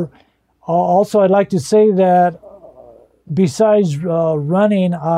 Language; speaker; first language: English; early bilingual, other home language; Spanish